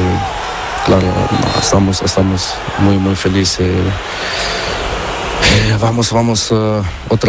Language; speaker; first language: Spanish; non-native, learner; Portuguese